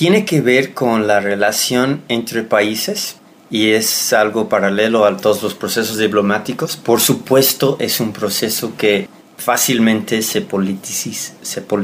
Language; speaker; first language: Spanish; non-native, fluent; English